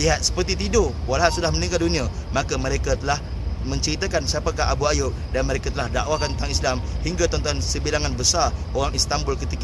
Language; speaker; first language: Malay; native; Malay